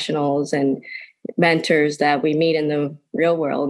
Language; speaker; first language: English; native; English